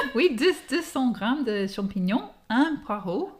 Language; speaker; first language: French; non-native, fluent; English